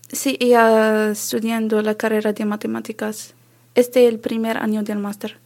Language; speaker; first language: Spanish; non-native, learner; Arabic